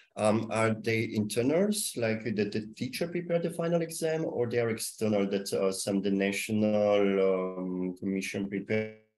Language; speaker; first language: English; non-native, fluent; Slovenian